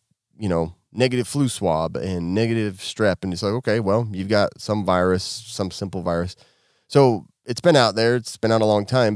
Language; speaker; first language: English; native; English